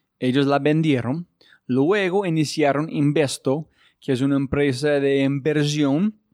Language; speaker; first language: Spanish; non-native, fluent; English